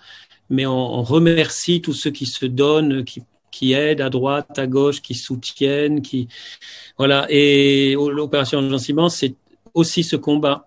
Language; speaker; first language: French; native; French